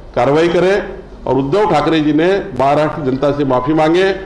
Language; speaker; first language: Hindi; non-native, local second language; Marathi